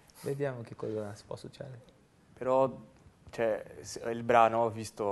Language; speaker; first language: Italian; non-native, learner; Portuguese